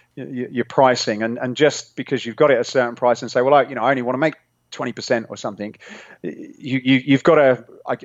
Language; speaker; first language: English; native; English